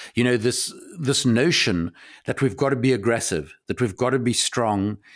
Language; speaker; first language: English; native; English